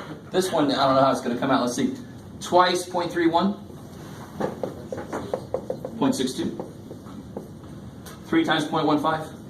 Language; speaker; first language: English; native; English